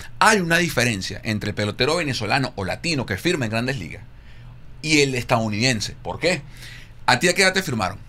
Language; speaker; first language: Spanish; native; Spanish